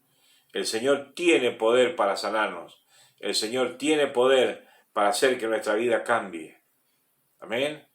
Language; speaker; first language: Spanish; native; Spanish